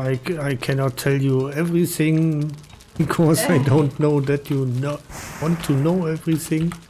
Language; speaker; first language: English; non-native, learner; German